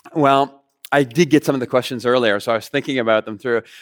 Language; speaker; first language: English; native; English